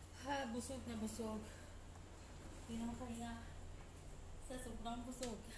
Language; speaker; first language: Turkish; non-native, fluent; Filipino